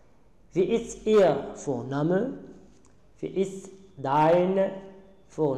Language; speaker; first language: German; non-native, learner; Arabic